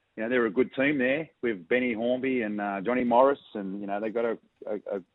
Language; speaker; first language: English; native; English